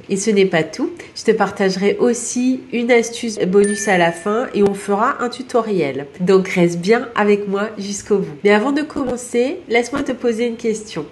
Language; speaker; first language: French; native; French